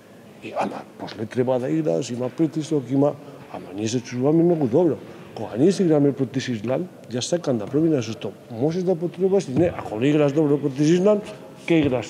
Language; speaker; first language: Macedonian; non-native, learner; Spanish